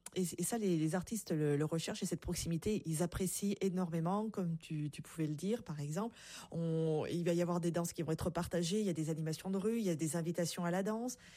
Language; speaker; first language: French; native; French